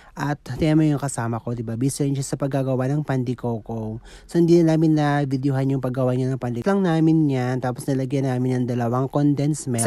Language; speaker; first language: Filipino; non-native, local second language; Cebuano